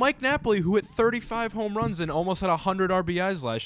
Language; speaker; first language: English; native; English